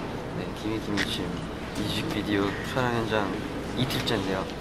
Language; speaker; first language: Korean; native; Korean